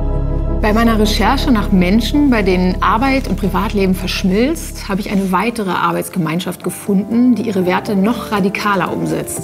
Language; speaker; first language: German; native; German